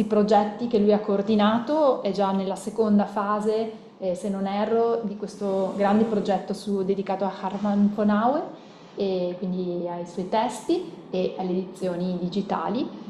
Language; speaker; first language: Italian; native; Italian